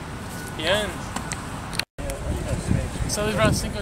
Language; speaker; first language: Spanish; non-native, learner; English